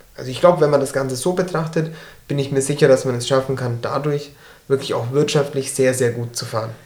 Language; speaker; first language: German; early bilingual, other home language; Turkish